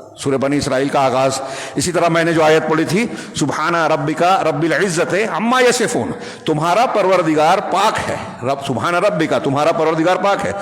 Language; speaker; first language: Urdu; native; Urdu